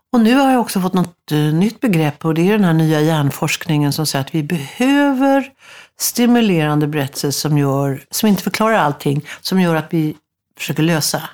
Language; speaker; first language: Swedish; native; Swedish